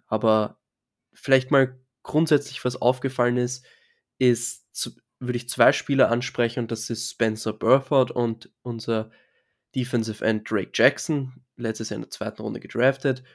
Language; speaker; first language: German; native; German